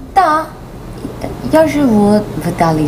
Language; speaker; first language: Russian; non-native, learner; English